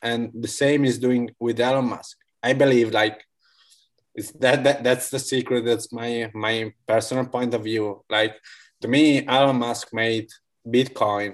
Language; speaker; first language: English; non-native, fluent; Italian